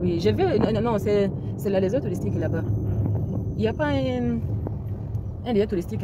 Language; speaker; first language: French; non-native, learner; Kinyarwanda